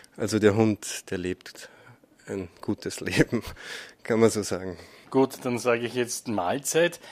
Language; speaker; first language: German; native; German